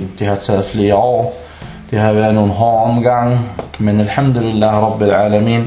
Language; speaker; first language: Danish; early bilingual, other home language; Arabic